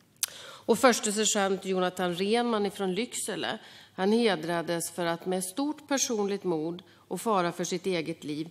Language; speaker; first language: Swedish; native; Swedish